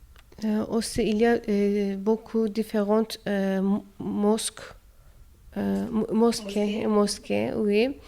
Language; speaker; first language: French; non-native, learner; Turkish